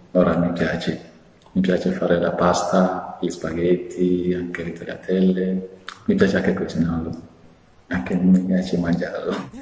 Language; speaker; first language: Italian; non-native, fluent; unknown